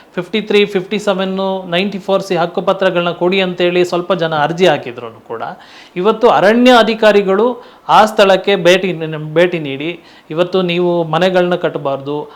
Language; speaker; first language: Kannada; non-native, local second language; Tulu